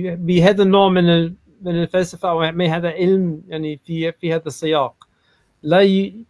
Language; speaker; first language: Arabic; non-native, learner; English